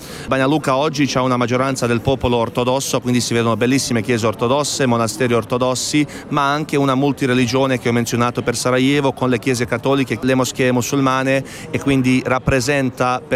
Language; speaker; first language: Italian; non-native, fluent; Bosnian